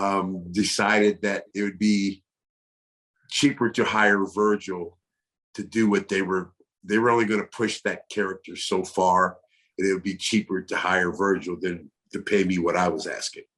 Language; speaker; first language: English; native; English